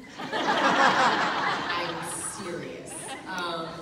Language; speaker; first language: English; native; English